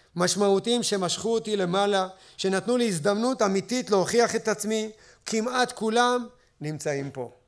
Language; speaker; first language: Hebrew; native; Hebrew